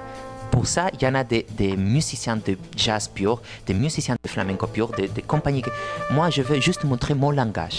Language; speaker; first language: French; non-native, fluent; Spanish